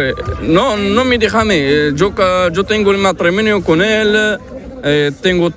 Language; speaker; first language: Spanish; non-native, learner; Arabic